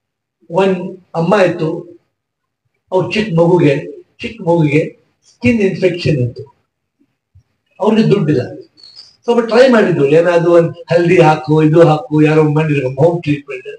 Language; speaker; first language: Kannada; non-native, local second language; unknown